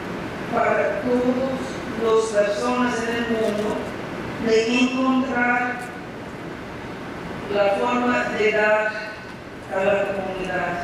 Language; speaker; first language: Spanish; non-native, fluent; English